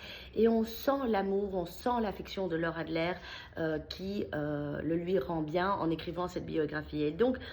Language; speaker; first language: French; native; French